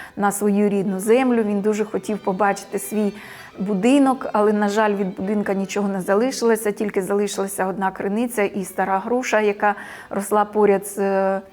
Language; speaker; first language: Ukrainian; native; Ukrainian